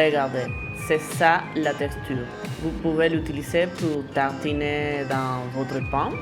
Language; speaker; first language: French; non-native, learner; Spanish